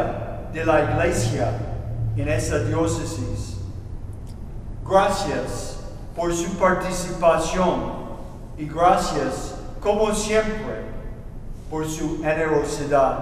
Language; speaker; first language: Spanish; non-native, learner; English